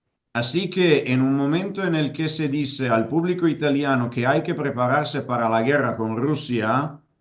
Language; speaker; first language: Spanish; non-native, fluent; Italian